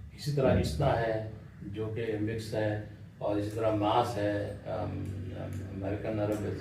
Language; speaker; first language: Urdu; native; Urdu